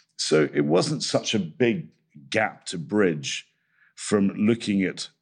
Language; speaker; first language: English; native; English